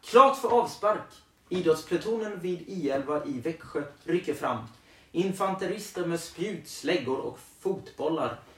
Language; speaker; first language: Swedish; native; Swedish